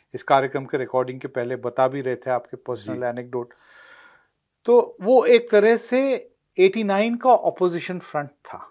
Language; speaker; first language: Hindi; native; Hindi